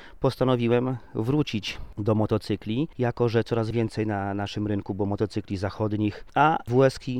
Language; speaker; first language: Polish; native; Polish